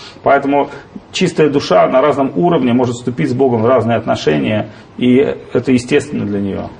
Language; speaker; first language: Russian; native; Russian